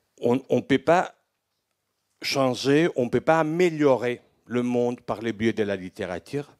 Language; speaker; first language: French; non-native, fluent; Greek